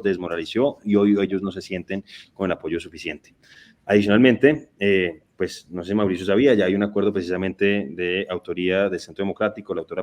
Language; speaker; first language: Spanish; native; Spanish